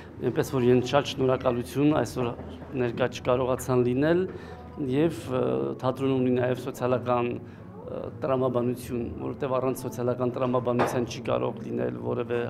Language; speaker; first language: Armenian; native; Armenian